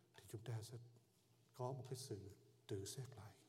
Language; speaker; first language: Vietnamese; early bilingual, heritage; Vietnamese